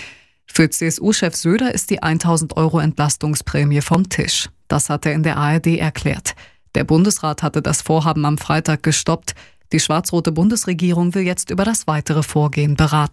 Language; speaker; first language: German; native; German